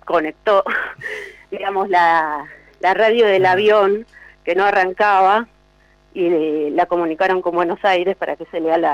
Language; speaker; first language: Spanish; native; Spanish